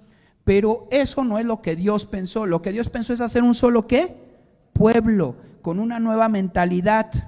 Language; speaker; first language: Spanish; native; Spanish